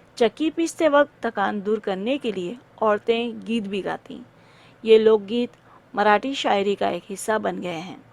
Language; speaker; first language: Urdu; native; Urdu